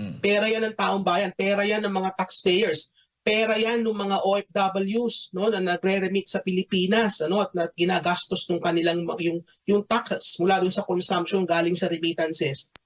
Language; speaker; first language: Filipino; native; Filipino